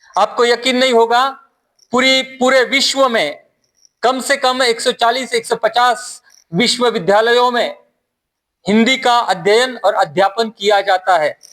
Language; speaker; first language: Hindi; non-native, local second language; Marathi